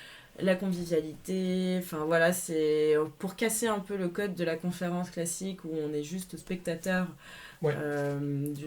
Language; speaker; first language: French; native; French